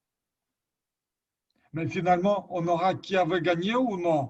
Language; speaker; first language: French; non-native, fluent; Lithuanian